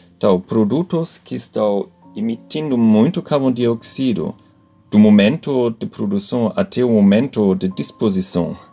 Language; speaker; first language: Portuguese; non-native, learner; German